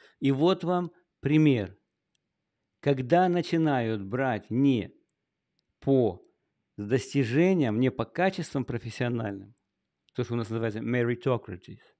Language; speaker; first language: Russian; native; Russian